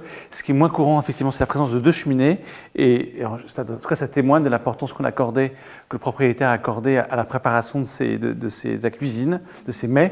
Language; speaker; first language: French; native; French